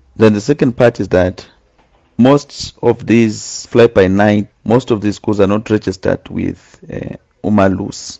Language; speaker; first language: English; non-native, local second language; Shona